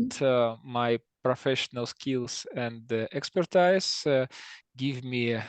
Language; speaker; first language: English; non-native, learner; Russian